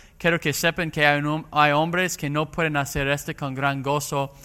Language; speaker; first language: Spanish; non-native, fluent; English